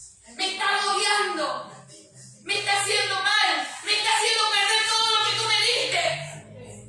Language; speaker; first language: Spanish; native; Spanish